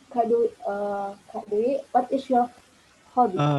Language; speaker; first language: English; non-native, learner; Indonesian